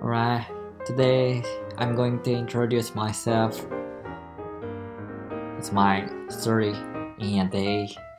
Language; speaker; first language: English; non-native, learner; Japanese